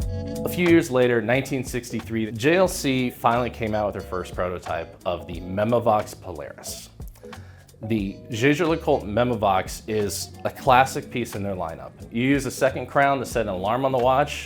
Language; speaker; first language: English; native; English